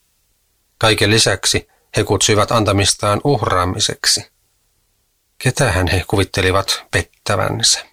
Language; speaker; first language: Finnish; native; Finnish